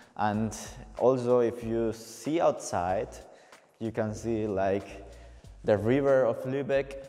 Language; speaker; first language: English; non-native, fluent; Spanish